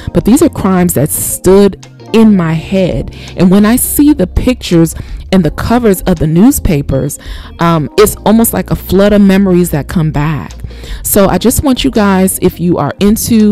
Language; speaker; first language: English; native; English